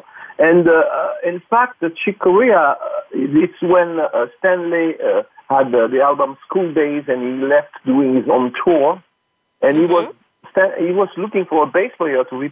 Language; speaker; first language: English; non-native, fluent; French